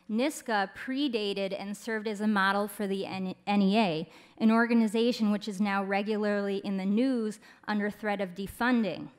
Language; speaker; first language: English; native; English